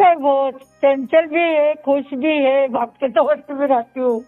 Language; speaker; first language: Hindi; non-native, local second language; Marathi